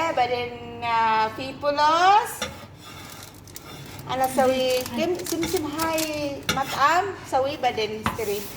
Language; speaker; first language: Arabic; non-native, learner; Cebuano